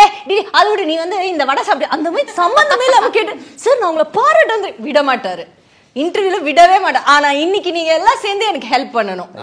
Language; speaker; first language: Tamil; native; Tamil